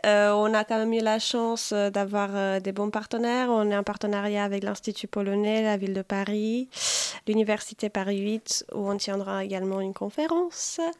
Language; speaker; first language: French; non-native, fluent; Polish